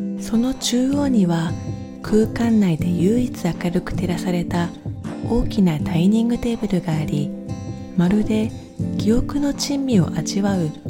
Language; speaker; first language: Japanese; native; Japanese